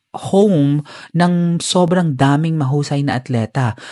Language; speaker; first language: Filipino; non-native, local second language; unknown